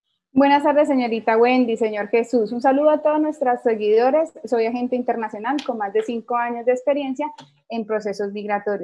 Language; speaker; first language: Spanish; native; Spanish